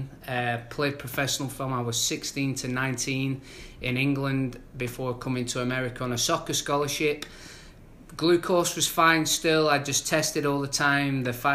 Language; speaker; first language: English; native; English